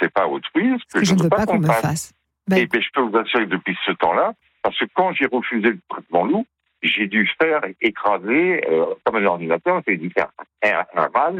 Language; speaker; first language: French; native; French